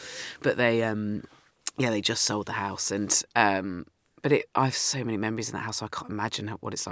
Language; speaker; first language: English; native; English